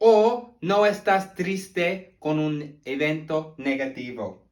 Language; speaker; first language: Spanish; non-native, learner; English